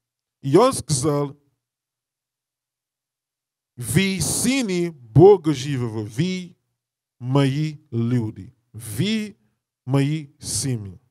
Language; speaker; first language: Russian; non-native, learner; English